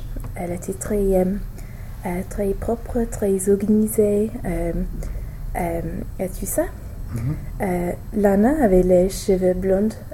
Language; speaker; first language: French; non-native, learner; English